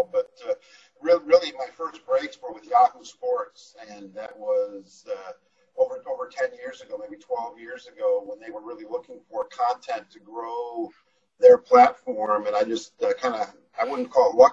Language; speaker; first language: English; native; English